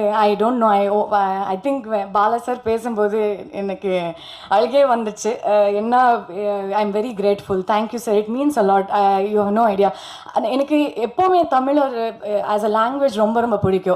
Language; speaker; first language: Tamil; non-native, learner; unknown